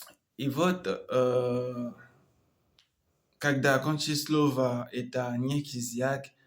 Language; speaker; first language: Russian; non-native, learner; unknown